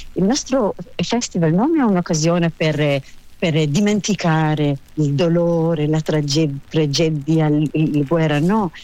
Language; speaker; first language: Italian; non-native, learner; Hebrew